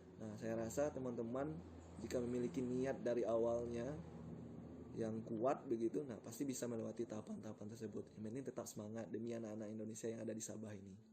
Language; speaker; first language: Indonesian; non-native, local second language; Minangkabau